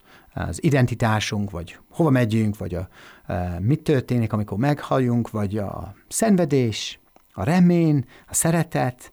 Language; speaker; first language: Hungarian; non-native, fluent; English